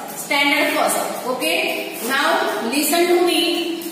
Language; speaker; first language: English; non-native, local second language; Marathi